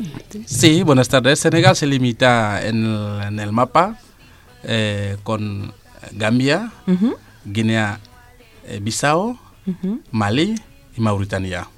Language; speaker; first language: Spanish; non-native, fluent; Serer